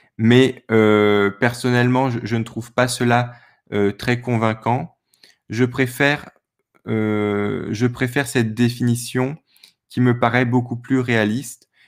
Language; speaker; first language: French; native; French